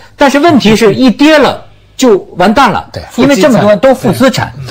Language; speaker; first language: Chinese; native; Chinese